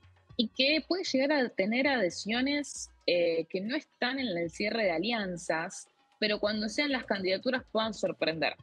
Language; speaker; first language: Spanish; native; Spanish